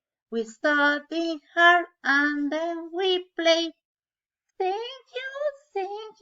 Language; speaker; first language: English; non-native, learner; Spanish